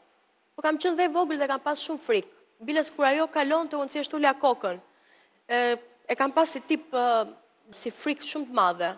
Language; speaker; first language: Albanian; early bilingual, heritage; Albanian